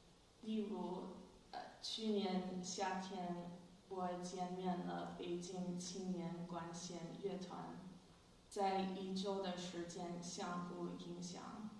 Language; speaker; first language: Chinese; non-native, fluent; English